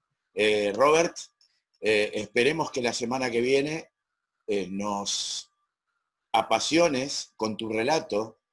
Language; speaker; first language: Spanish; native; Spanish